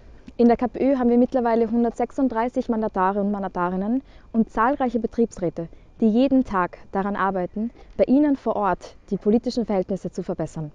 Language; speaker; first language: German; native; German